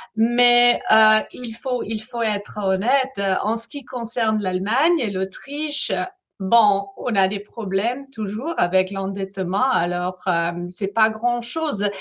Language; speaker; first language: French; non-native, fluent; German